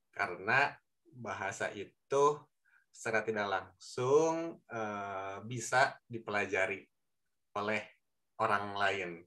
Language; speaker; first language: Indonesian; native; Indonesian